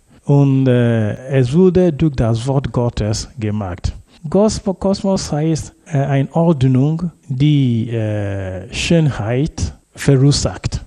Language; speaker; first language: German; non-native, fluent; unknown